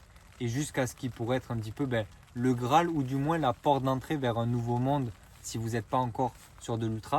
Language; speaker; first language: French; native; French